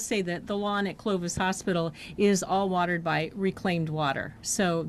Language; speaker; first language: English; native; English